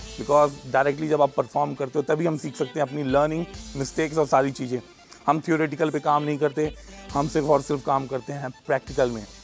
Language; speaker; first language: Hindi; native; Hindi